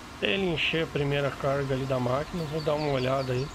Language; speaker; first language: Portuguese; native; Portuguese